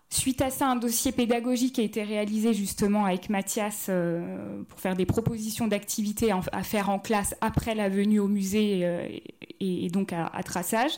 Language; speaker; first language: French; native; French